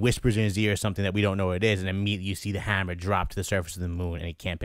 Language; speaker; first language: English; native; English